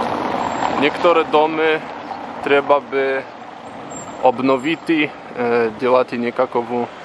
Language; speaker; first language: Polish; non-native, learner; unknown